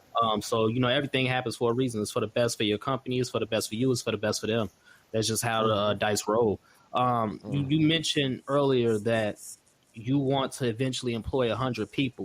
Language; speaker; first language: English; native; English